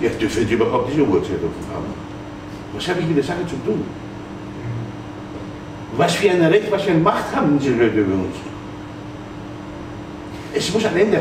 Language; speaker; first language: German; non-native, fluent; Greek